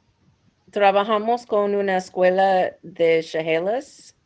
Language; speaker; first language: Spanish; non-native, learner; English